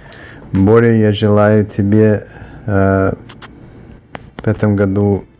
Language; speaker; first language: Russian; early bilingual, heritage; Russian